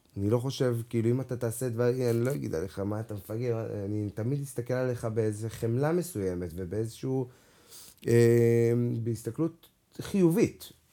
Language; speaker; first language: Hebrew; non-native, local second language; Arabic